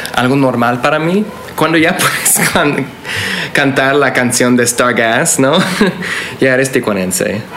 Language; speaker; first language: Spanish; non-native, fluent; English